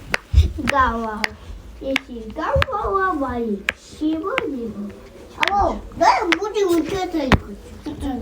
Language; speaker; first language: Russian; non-native, local second language; Kazakh